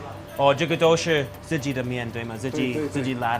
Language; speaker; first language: Chinese; non-native, learner; English